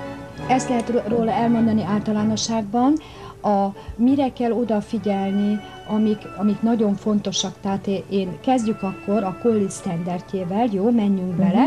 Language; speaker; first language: Hungarian; native; Hungarian